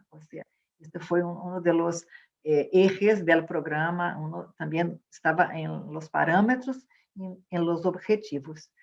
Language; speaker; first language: Spanish; non-native, fluent; Portuguese